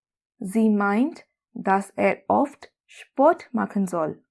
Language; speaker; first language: German; non-native, fluent; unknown